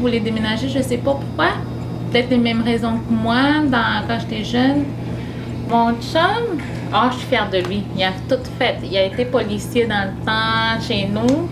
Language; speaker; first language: French; non-native, local second language; Innu-aimun